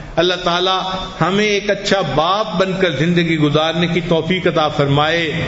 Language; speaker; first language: Urdu; non-native, local second language; Punjabi